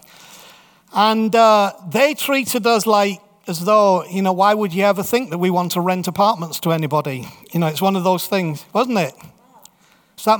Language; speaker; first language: English; native; English